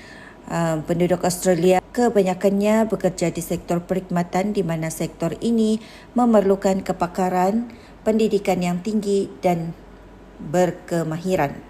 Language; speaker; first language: Malay; native; Malay